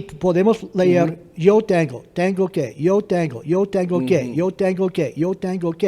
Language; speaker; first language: Spanish; non-native, fluent; English